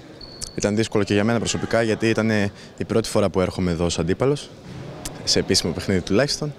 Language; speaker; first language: Greek; native; Greek